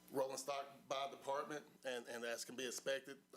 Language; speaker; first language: English; native; English